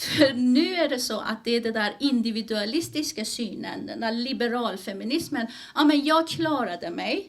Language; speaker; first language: Swedish; early bilingual, other home language; Persian